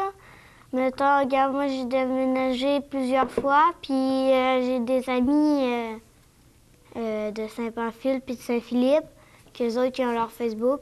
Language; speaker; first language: French; native; French